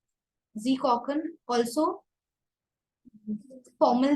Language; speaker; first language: German; non-native, fluent; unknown